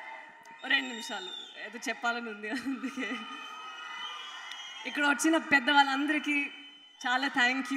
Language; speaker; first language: Telugu; non-native, learner; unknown